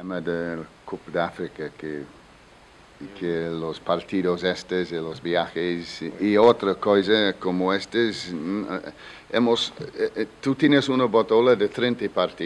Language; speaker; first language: Spanish; non-native, fluent; English